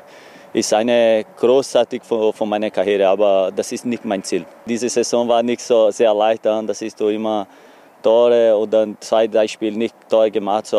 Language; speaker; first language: German; non-native, learner; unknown